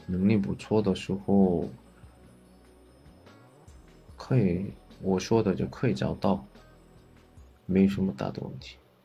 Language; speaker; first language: Chinese; non-native, learner; Korean